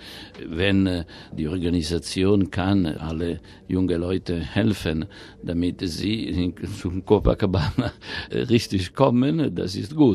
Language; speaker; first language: German; non-native, fluent; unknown